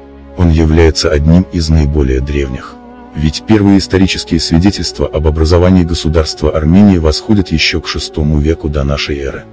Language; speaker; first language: Russian; native; Russian